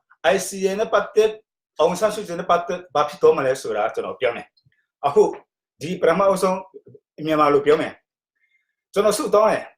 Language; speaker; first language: Burmese; non-native, local second language; Tedim Chin